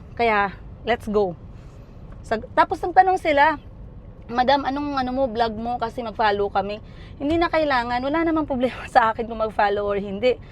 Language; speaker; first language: Filipino; non-native, local second language; Cebuano